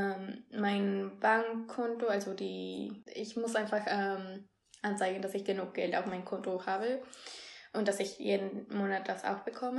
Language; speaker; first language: German; non-native, fluent; Spanish